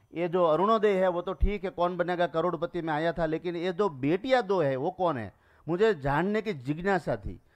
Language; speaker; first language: Hindi; non-native, local second language; Gujarati